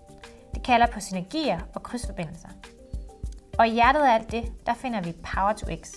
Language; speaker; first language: Danish; native; Danish